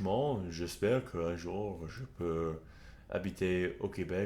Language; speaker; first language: French; non-native, learner; English